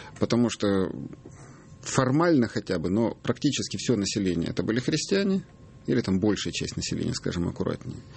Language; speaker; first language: Russian; native; Russian